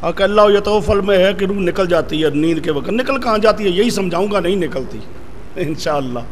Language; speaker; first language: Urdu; non-native, local second language; Punjabi